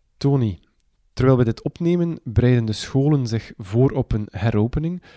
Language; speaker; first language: Dutch; native; Dutch